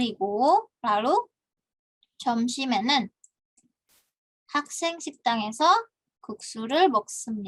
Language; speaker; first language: Korean; non-native, fluent; Indonesian